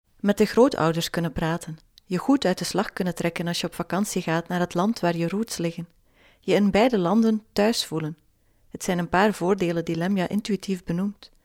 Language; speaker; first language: Dutch; native; Dutch